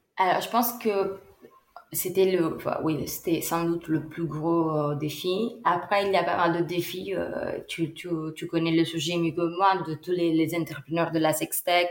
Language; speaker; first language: French; non-native, fluent; Italian